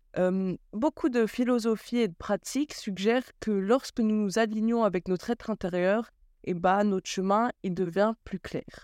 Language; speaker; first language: French; early bilingual, other home language; Bambara